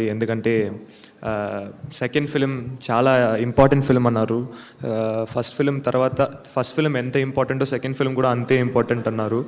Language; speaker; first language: Telugu; non-native, learner; Tamil